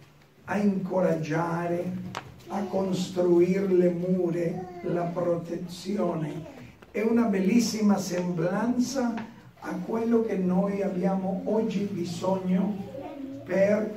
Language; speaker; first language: Italian; non-native, learner; Spanish